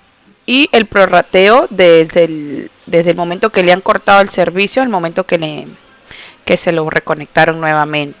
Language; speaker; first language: Spanish; native; Spanish